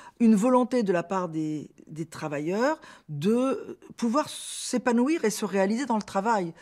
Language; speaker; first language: French; native; French